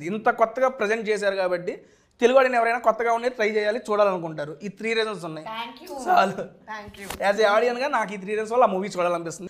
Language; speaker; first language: Telugu; native; Telugu